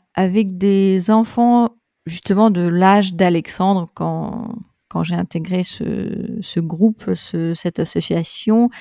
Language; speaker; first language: French; non-native, fluent; Russian